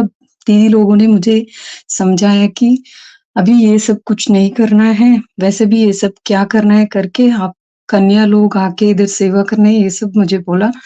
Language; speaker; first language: Hindi; non-native, local second language; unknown